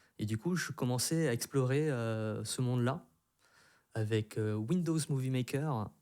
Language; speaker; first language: French; early bilingual, other home language; Vietnamese